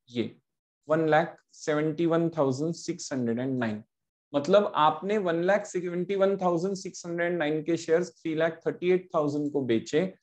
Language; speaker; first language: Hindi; non-native, local second language; Marathi